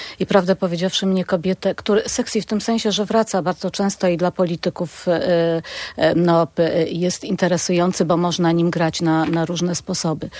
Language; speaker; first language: Polish; native; Polish